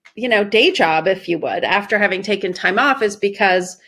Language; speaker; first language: English; early bilingual, other home language; Persian